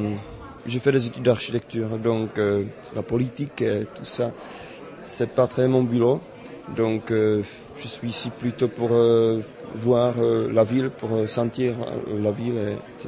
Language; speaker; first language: French; non-native, fluent; Czech